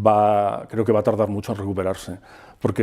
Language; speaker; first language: Spanish; native; Spanish